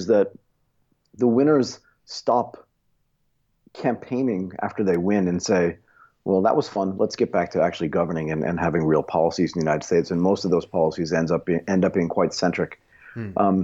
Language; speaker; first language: English; native; English